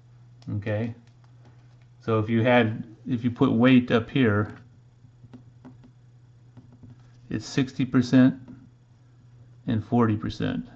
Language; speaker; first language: English; native; English